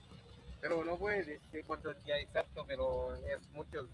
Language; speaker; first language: Spanish; non-native, learner; Haitian Creole